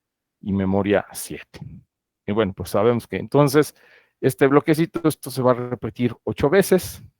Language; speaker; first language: Spanish; native; Spanish